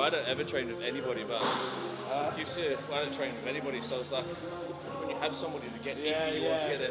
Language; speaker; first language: English; native; English